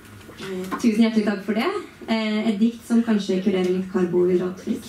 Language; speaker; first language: Norwegian; native; Norwegian